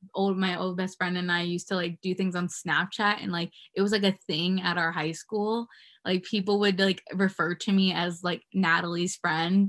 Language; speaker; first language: English; native; English